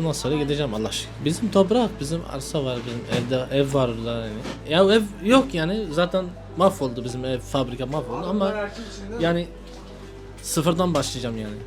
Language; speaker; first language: Turkish; non-native, learner; Arabic